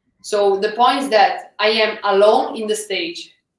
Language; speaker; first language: English; non-native, fluent; Italian